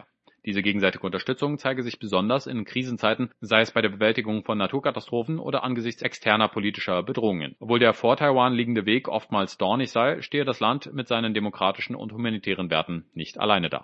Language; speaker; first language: German; native; German